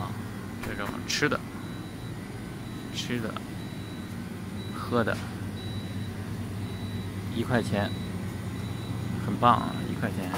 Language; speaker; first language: Chinese; native; Chinese